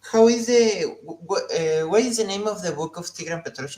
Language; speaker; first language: English; non-native, learner; Spanish